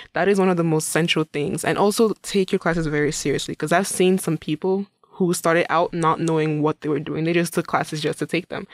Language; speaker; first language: English; non-native, local second language; Igbo